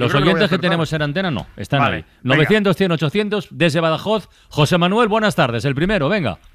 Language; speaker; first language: Spanish; native; Spanish